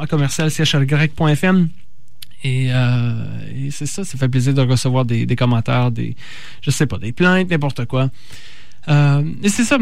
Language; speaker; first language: French; native; French